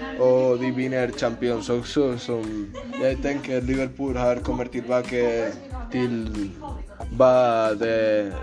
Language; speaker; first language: Norwegian; non-native, learner; Spanish